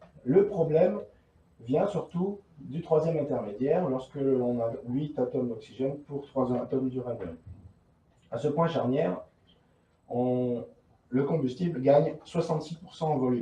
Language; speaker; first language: French; native; French